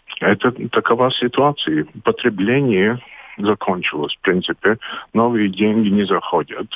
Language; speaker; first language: Russian; non-native, local second language; Latvian